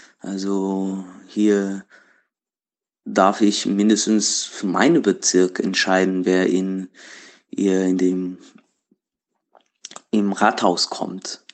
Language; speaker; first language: German; non-native, learner; Portuguese